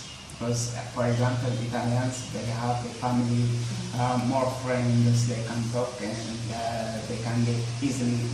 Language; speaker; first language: English; non-native, learner; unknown